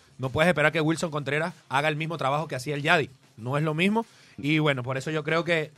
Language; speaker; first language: Spanish; native; Spanish